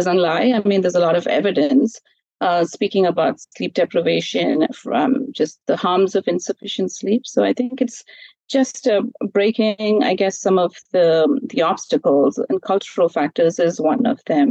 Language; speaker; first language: English; non-native, local second language; Malayalam